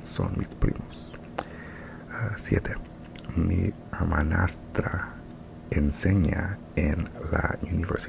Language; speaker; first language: Spanish; non-native, learner; English